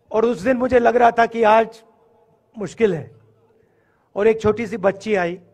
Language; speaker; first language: Hindi; native; Hindi